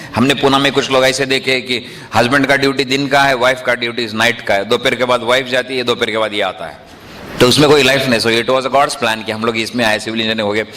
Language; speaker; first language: Hindi; non-native, local second language; Marathi